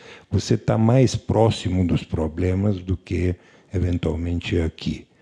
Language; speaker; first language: Portuguese; non-native, fluent; Bulgarian